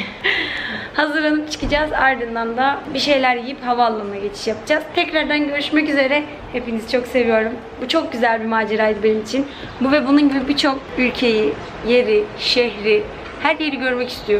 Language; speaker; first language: Turkish; native; Turkish